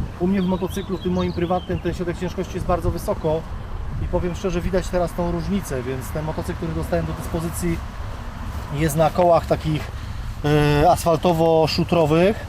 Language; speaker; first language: Polish; native; Polish